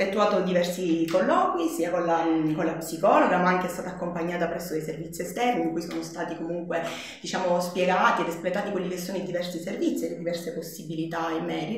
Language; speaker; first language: Italian; native; Italian